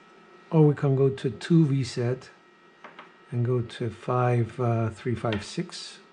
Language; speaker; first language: English; non-native, fluent; Greek